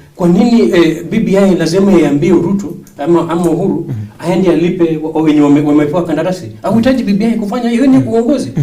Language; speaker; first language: Swahili; non-native, local second language; Luo (Kenya and Tanzania)